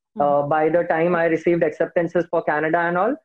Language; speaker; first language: English; non-native, local second language; Hindi